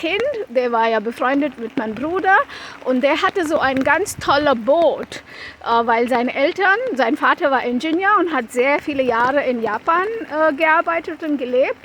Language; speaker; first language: German; non-native, fluent; Konkani